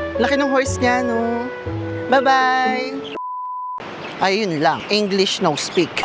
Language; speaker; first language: Filipino; native; Filipino